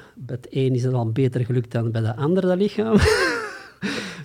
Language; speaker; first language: Dutch; native; Dutch